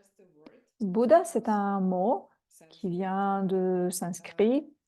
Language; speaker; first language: French; non-native, fluent; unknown